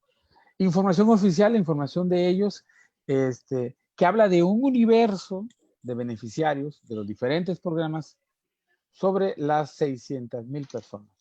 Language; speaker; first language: Spanish; native; Spanish